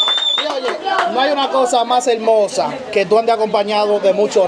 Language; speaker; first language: Spanish; native; Spanish